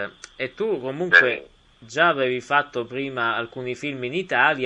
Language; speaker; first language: Italian; native; Italian